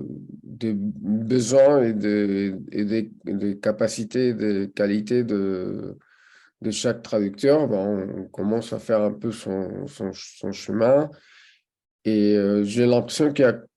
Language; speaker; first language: French; non-native, fluent; Spanish